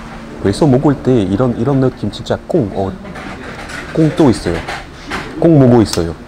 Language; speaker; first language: Korean; non-native, learner; French